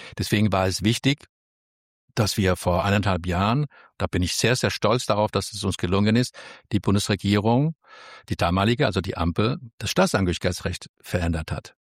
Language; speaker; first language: German; early bilingual, other home language; Spanish